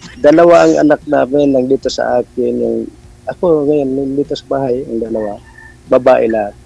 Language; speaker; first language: Filipino; non-native, local second language; Cebuano